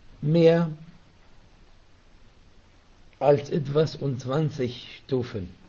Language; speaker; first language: German; non-native, fluent; Arabic